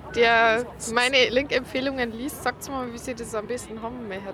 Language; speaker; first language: German; native; German